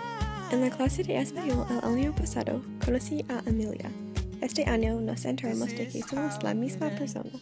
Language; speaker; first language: Spanish; non-native, learner; English